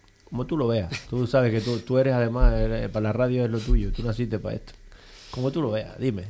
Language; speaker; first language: Spanish; native; Spanish